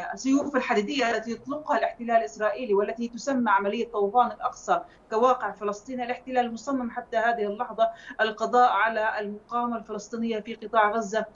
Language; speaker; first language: Arabic; native; Arabic